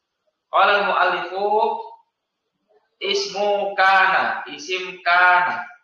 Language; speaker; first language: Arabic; non-native, fluent; Indonesian